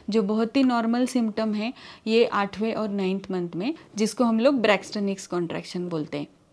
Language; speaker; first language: Hindi; non-native, local second language; Marathi